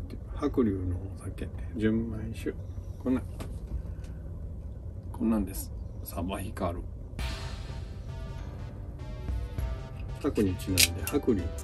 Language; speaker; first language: Japanese; native; Japanese